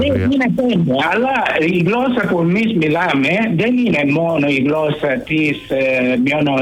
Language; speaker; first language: Greek; early bilingual, heritage; Greek